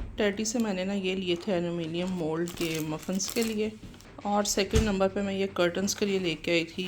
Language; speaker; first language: Urdu; non-native, local second language; Punjabi